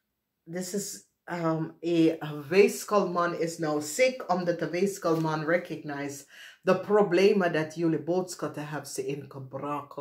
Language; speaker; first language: Dutch; non-native, fluent; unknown